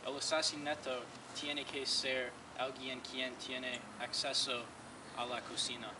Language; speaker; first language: Spanish; non-native, learner; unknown